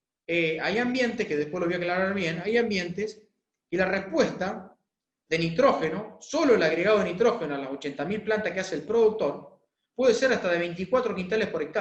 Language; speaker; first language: Spanish; native; Spanish